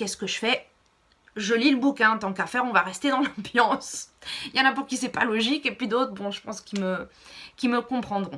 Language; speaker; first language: French; native; French